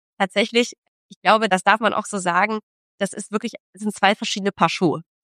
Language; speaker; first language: German; early bilingual, other home language; Polish